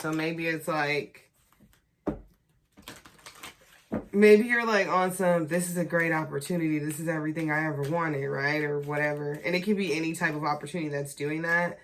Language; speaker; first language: English; native; English